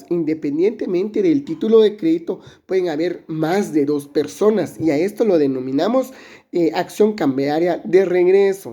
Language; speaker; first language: Spanish; native; Spanish